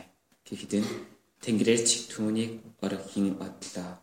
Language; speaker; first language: Mongolian; non-native, learner; Korean